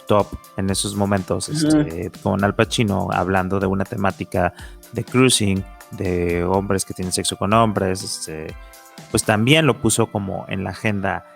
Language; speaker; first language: Spanish; native; Spanish